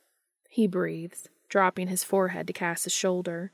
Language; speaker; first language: English; native; English